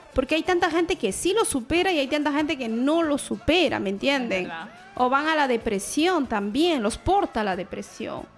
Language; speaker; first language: Spanish; native; Spanish